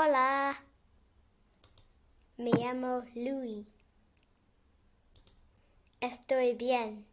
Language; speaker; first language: Spanish; non-native, learner; English